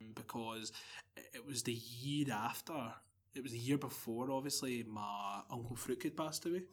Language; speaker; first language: English; native; English